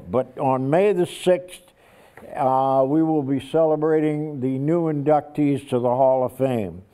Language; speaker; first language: English; native; English